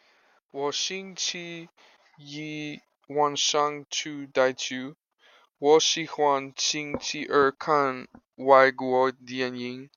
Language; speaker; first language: Chinese; non-native, learner; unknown